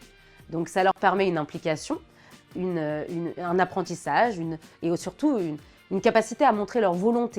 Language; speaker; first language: French; native; French